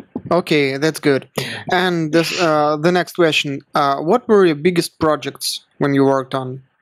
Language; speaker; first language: English; non-native, learner; Russian